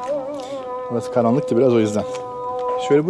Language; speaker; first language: Turkish; native; Turkish